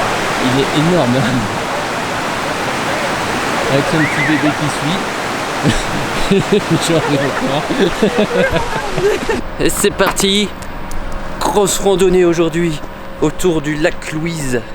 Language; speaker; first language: French; native; French